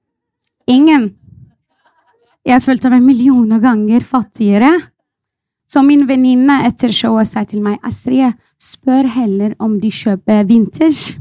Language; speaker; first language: Norwegian; non-native, fluent; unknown